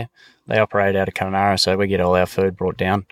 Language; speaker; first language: English; native; English